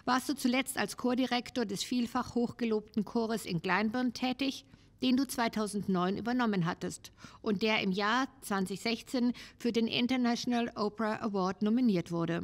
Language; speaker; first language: German; native; German